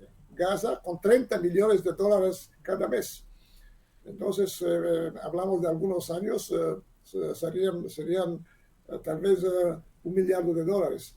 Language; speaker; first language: Spanish; non-native, learner; Hebrew